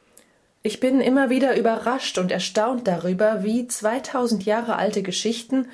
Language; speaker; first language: German; native; German